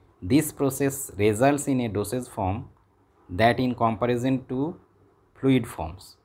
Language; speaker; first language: English; non-native, local second language; Bangla